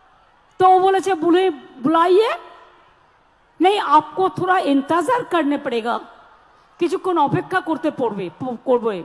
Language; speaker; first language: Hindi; non-native, local second language; Bangla